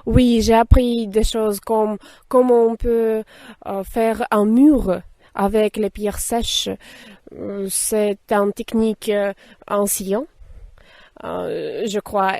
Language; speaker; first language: French; non-native, fluent; Russian